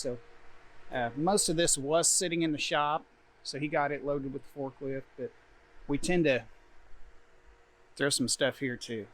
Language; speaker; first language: English; native; English